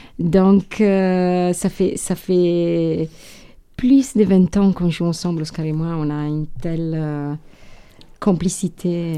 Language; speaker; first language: French; non-native, fluent; Italian